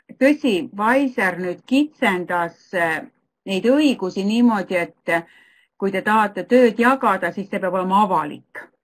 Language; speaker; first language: Estonian; native; Estonian